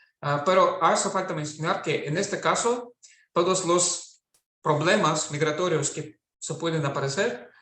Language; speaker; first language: Spanish; non-native, fluent; Russian